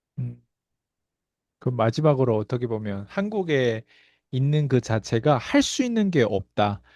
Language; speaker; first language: Korean; native; Korean